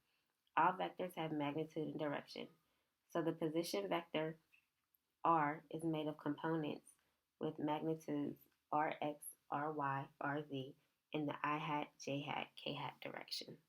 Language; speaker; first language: English; native; English